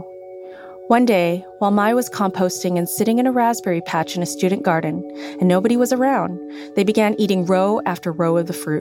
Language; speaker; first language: English; native; English